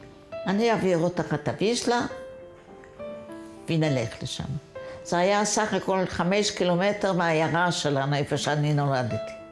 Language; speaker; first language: Hebrew; non-native, fluent; Yiddish